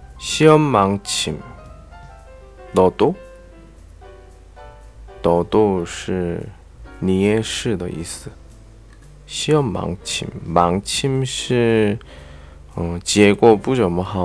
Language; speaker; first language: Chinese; non-native, learner; Korean